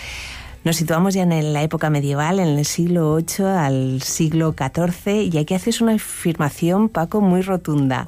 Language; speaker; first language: Spanish; native; Spanish